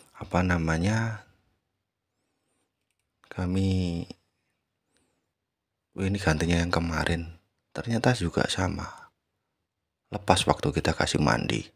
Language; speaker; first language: Indonesian; native; Indonesian